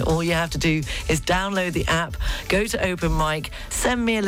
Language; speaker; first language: English; native; English